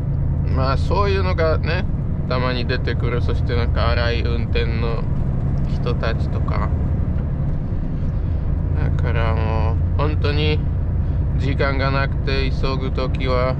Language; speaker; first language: Japanese; non-native, fluent; Polish